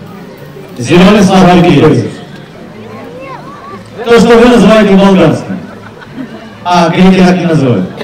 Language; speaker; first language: Russian; native; Russian